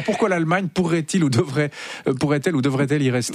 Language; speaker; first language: French; native; French